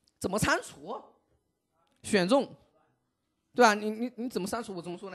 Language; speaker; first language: Chinese; native; Chinese